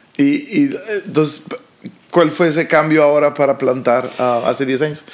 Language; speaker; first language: Spanish; early bilingual, other home language; English